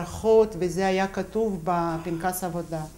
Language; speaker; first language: Hebrew; non-native, fluent; Russian